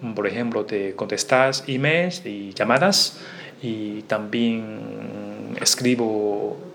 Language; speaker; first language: Spanish; non-native, learner; Chinese